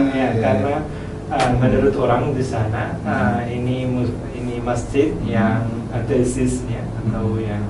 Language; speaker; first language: Indonesian; non-native, learner; Malayalam